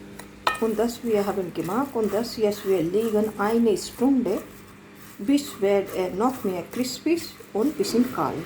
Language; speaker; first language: German; non-native, learner; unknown